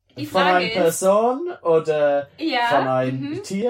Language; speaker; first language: German; non-native, learner; English